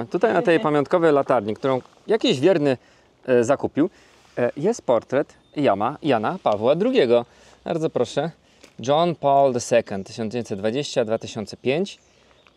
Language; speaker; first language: Polish; native; Polish